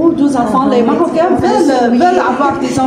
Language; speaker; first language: French; non-native, fluent; Chinese